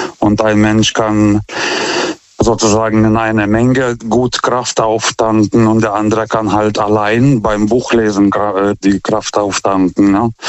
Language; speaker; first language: German; non-native, fluent; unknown